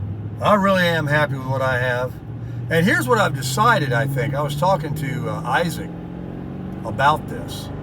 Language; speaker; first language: English; native; English